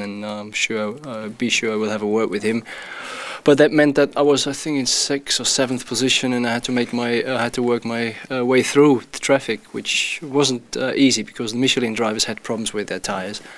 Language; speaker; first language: English; non-native, fluent; German